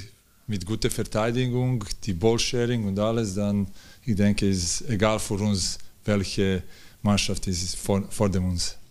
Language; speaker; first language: German; non-native, fluent; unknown